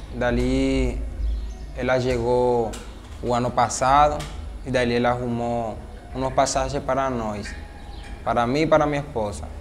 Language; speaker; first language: Spanish; native; Spanish